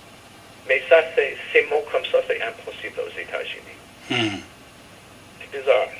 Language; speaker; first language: French; non-native, fluent; English